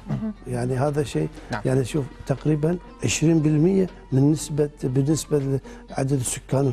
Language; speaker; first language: Arabic; non-native, fluent; Turkish